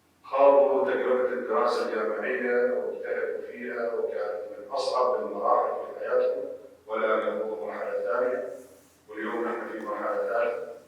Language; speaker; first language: Arabic; native; Arabic